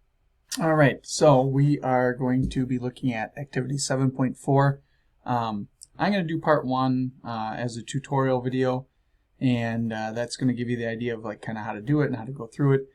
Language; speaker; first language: English; native; English